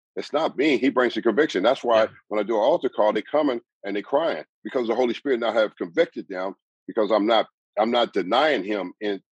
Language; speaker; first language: English; native; English